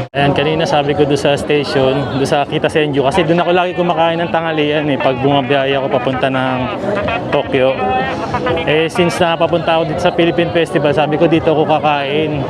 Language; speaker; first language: Filipino; native; Filipino